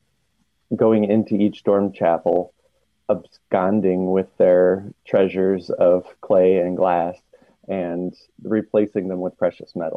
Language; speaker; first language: English; native; English